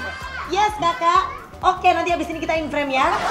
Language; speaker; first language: Indonesian; native; Indonesian